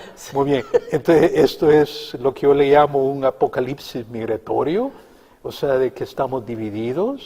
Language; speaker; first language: Spanish; native; Spanish